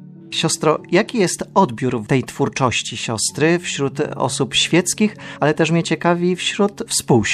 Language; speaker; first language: Polish; native; Polish